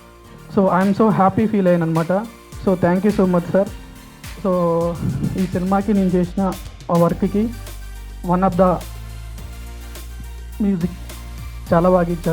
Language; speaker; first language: Telugu; native; Telugu